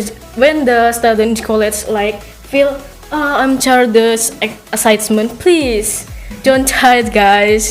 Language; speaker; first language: English; non-native, learner; Indonesian